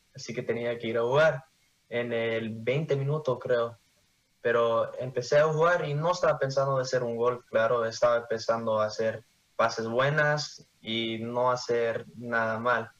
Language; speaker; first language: Spanish; early bilingual, heritage; Spanish